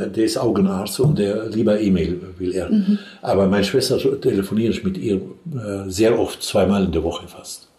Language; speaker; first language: German; non-native, fluent; Arabic